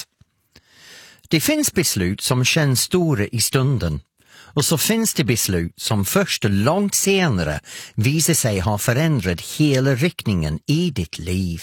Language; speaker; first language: Swedish; non-native, fluent; English